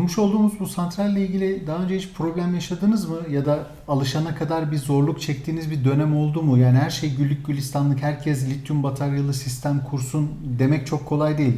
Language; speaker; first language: Turkish; native; Turkish